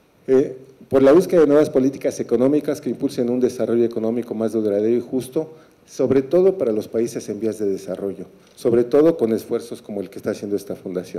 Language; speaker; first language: Spanish; native; Spanish